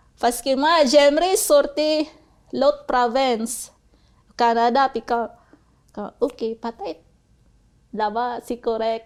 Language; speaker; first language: French; non-native, learner; Cebuano